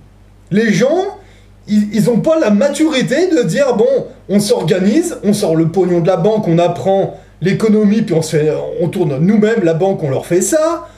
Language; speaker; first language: French; native; French